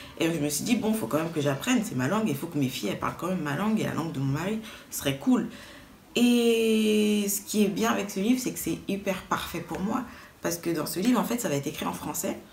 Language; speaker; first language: French; native; French